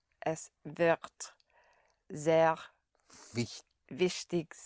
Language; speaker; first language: German; non-native, learner; English